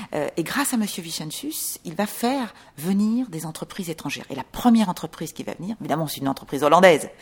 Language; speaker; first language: French; native; French